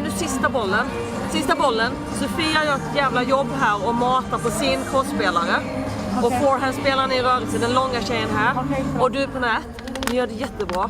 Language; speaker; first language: Swedish; native; Swedish